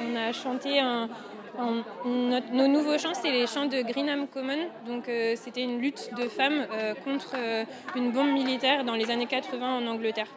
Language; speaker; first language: French; native; French